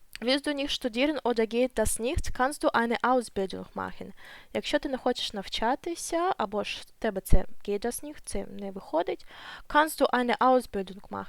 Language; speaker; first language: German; non-native, fluent; Ukrainian